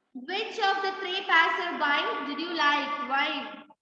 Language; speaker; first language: English; non-native, local second language; Malayalam